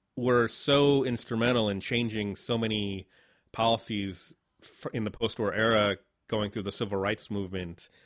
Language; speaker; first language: English; native; English